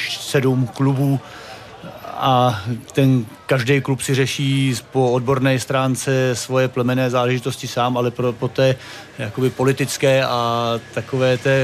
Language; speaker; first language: Czech; native; Czech